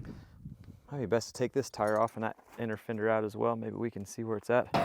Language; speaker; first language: English; native; English